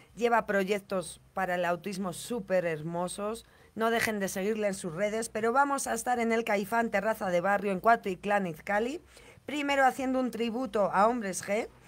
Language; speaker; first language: Spanish; native; Spanish